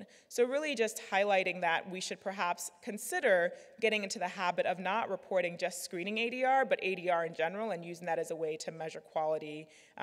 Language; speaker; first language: English; native; English